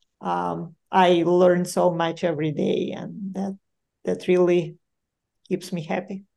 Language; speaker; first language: English; non-native, fluent; Ukrainian